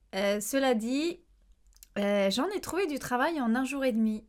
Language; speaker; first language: French; native; French